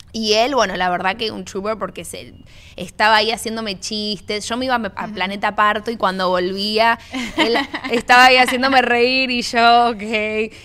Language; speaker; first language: Spanish; native; Spanish